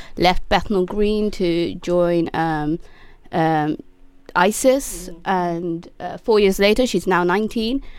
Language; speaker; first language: English; native; English